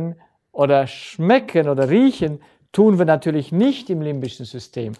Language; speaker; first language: German; native; German